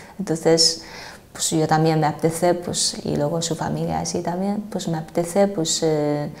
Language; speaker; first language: Spanish; non-native, fluent; Chinese